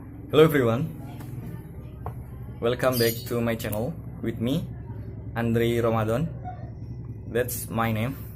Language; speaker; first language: English; non-native, learner; Indonesian